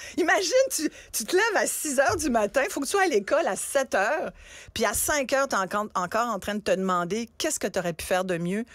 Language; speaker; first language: French; early bilingual, other home language; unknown